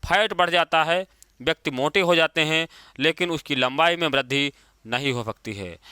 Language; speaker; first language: Hindi; native; Hindi